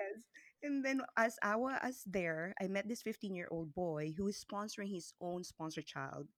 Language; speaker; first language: English; non-native, local second language; Cebuano